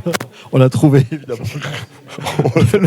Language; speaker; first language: French; native; French